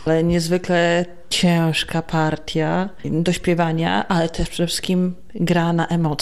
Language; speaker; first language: Polish; native; Polish